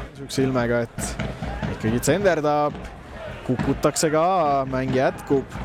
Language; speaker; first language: Estonian; native; Estonian